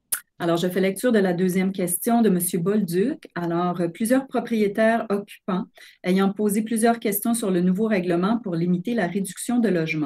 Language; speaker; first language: French; native; French